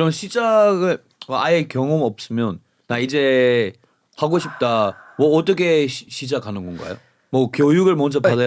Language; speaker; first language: Korean; non-native, fluent; English